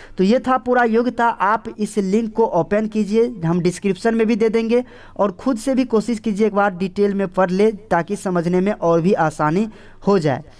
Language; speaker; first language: Hindi; native; Hindi